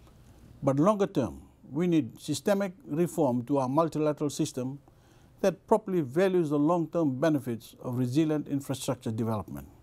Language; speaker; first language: English; non-native, local second language; Fijian